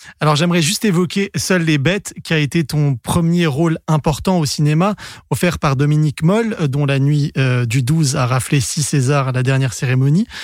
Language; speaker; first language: French; native; French